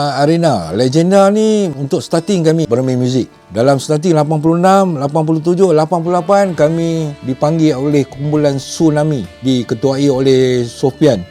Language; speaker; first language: Malay; native; Malay